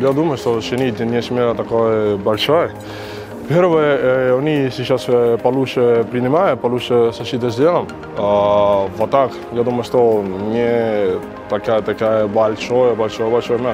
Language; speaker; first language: Russian; non-native, learner; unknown